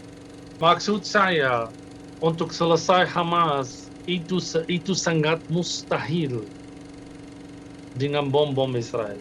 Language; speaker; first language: Indonesian; non-native, fluent; Arabic